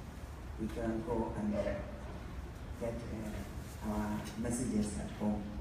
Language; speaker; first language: English; non-native, learner; Kalenjin